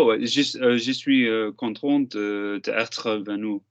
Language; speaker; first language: French; non-native, learner; English